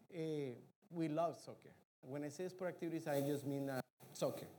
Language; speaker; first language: English; non-native, fluent; Spanish